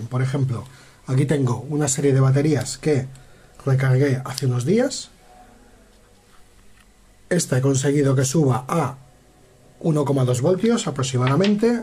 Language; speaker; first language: Spanish; native; Spanish